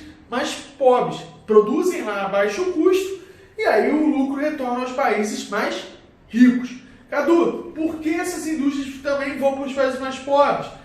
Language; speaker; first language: Portuguese; native; Portuguese